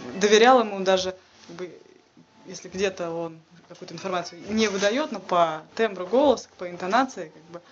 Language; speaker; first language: Russian; native; Russian